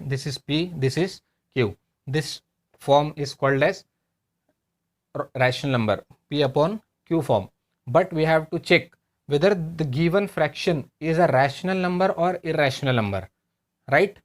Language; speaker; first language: English; non-native, local second language; Hindi